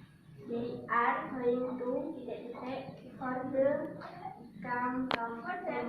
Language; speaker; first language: English; non-native, learner; Indonesian